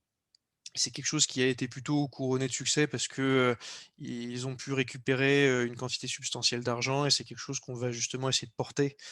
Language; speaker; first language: French; native; French